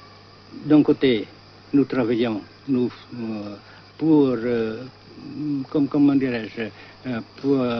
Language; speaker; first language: French; non-native, fluent; Vietnamese